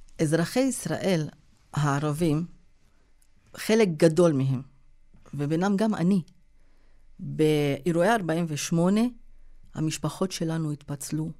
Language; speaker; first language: Hebrew; non-native, local second language; Arabic